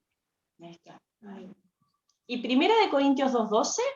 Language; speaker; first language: Spanish; native; Spanish